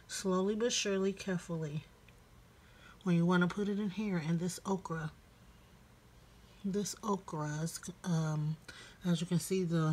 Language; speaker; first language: English; native; English